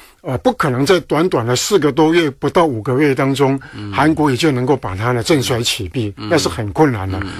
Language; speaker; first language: Chinese; native; Chinese